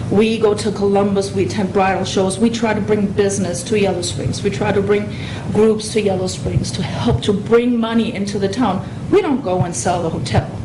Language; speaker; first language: English; non-native, fluent; German